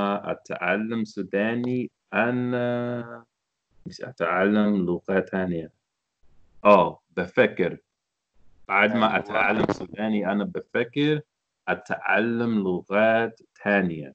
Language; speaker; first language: Arabic; non-native, learner; English